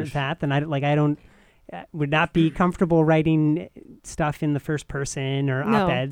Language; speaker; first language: English; native; English